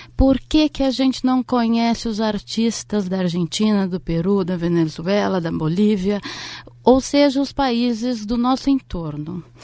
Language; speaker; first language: Portuguese; native; Portuguese